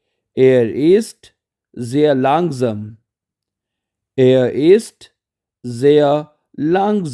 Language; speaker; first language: German; non-native, fluent; Urdu